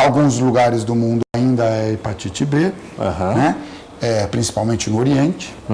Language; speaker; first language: Portuguese; native; Portuguese